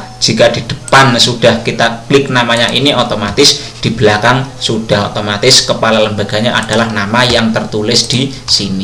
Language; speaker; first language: Indonesian; non-native, local second language; Javanese